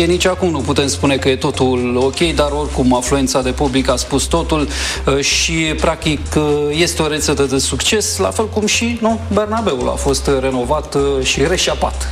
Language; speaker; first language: Romanian; native; Romanian